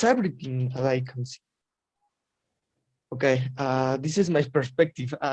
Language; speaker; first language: English; non-native, learner; Spanish